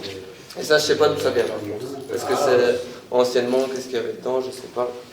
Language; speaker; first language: French; native; French